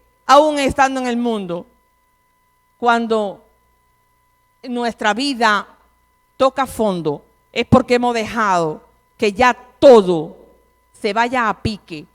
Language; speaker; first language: Spanish; native; Spanish